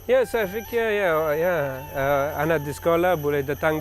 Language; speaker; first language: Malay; non-native, learner; English